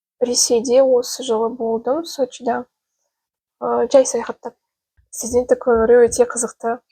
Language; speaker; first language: Kazakh; non-native, local second language; Russian